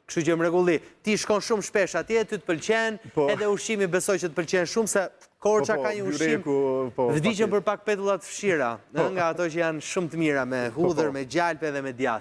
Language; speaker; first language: Albanian; native; Albanian